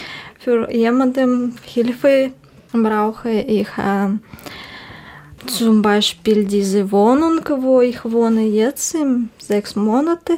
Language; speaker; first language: German; non-native, learner; Russian